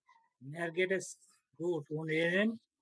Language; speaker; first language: German; non-native, learner; Bangla